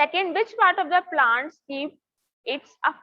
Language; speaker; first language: English; non-native, local second language; Hindi